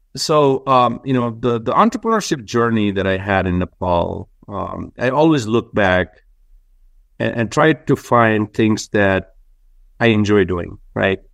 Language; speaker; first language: English; non-native, local second language; Nepali